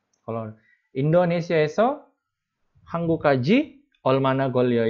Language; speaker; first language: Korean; non-native, fluent; Indonesian